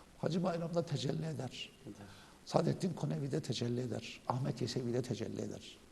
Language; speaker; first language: Turkish; native; Turkish